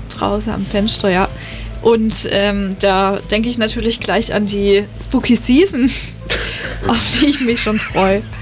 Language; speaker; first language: German; native; German